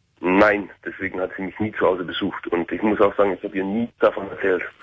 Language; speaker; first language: German; native; German